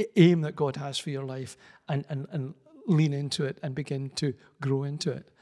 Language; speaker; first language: English; native; English